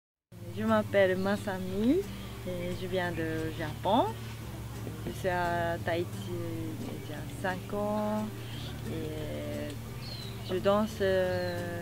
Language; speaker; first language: French; non-native, learner; Japanese